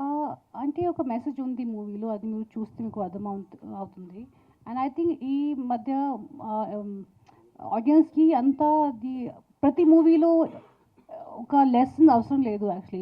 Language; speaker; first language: Telugu; non-native, local second language; Hindi